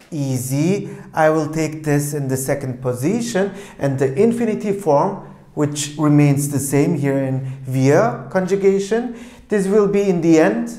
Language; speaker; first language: English; non-native, fluent; Turkish